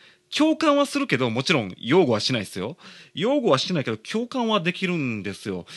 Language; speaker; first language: Japanese; native; Japanese